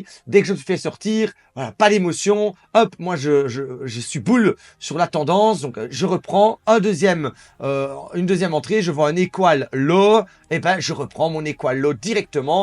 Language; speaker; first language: French; native; French